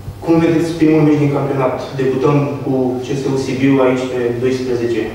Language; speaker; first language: Romanian; native; Romanian